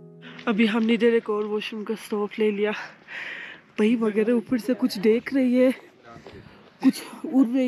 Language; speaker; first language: Hindi; non-native, fluent; Turkish